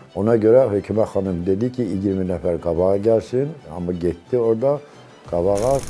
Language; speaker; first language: Azerbaijani; non-native, local second language; Avaric